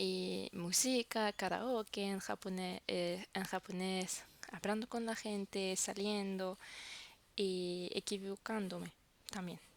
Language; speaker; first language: Spanish; non-native, fluent; French